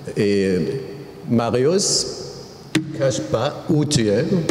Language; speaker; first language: French; non-native, learner; German